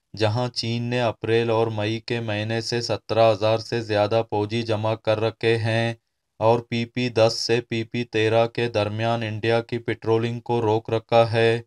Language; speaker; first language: Urdu; non-native, local second language; Baluchi